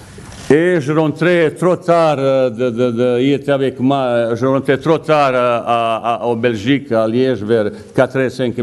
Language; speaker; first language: French; non-native, fluent; Bosnian